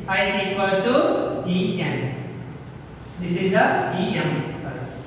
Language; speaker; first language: English; non-native, local second language; Telugu